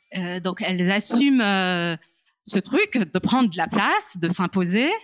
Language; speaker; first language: French; non-native, local second language; Arabic